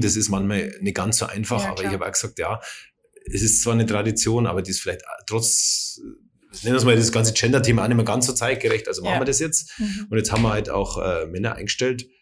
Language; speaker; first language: German; native; German